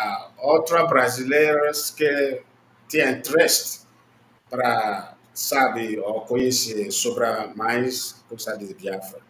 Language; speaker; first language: Portuguese; non-native, learner; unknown